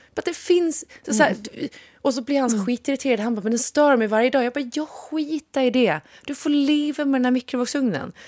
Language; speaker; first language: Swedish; native; Swedish